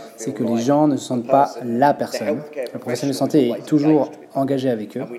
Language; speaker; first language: French; non-native, fluent; English